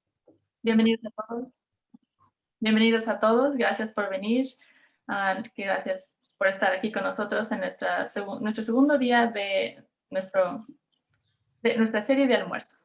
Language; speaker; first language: Spanish; non-native, fluent; English